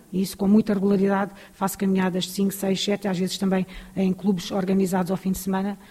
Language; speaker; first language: Portuguese; native; Portuguese